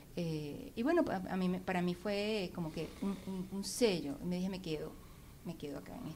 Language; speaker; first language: Spanish; native; Spanish